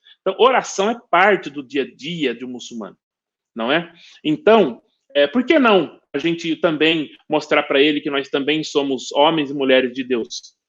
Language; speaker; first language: Portuguese; native; Portuguese